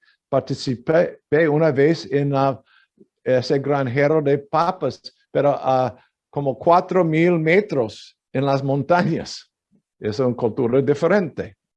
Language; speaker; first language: Spanish; non-native, fluent; English